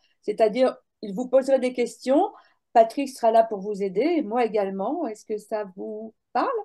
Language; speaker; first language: French; native; French